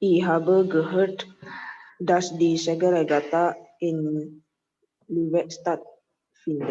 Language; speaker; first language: German; non-native, learner; Indonesian